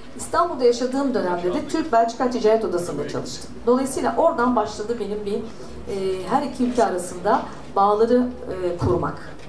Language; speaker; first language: Turkish; native; Turkish